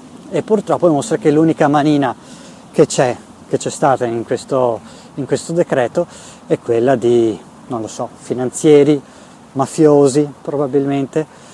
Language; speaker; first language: Italian; native; Italian